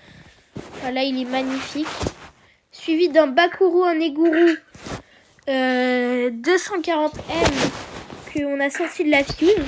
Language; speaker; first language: French; native; French